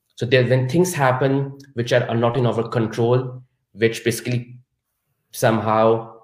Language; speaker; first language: English; non-native, local second language; Urdu